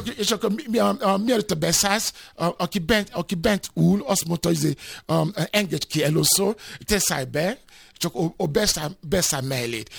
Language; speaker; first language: Hungarian; non-native, fluent; Yoruba